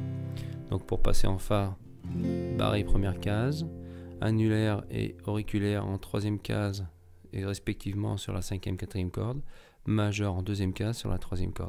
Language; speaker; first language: French; native; French